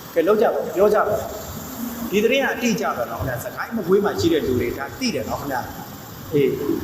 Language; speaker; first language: Burmese; native; Burmese